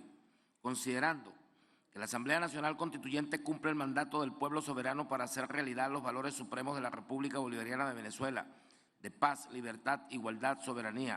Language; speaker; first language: Spanish; native; Spanish